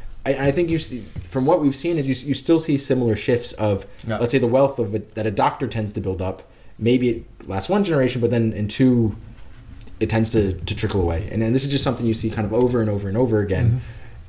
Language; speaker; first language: English; native; English